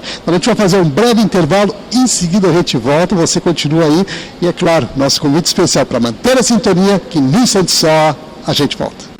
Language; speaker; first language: Portuguese; native; Portuguese